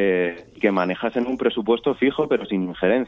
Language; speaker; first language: Spanish; native; Spanish